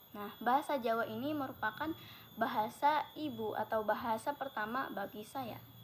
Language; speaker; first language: Indonesian; non-native, local second language; Javanese